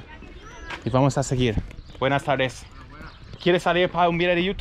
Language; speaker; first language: Spanish; native; Spanish